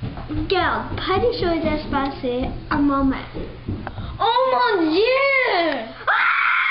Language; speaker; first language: French; non-native, learner; English